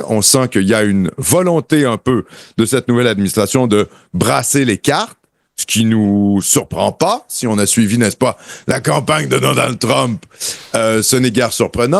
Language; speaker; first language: French; native; French